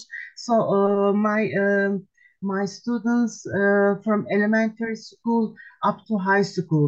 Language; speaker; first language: English; non-native, fluent; Turkish